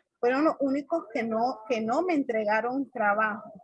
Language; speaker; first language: Spanish; native; Spanish